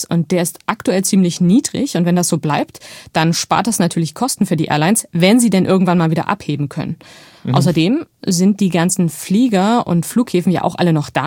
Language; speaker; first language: German; native; German